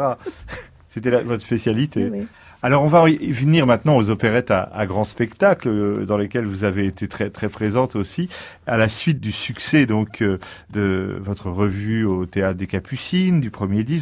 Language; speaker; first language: French; native; French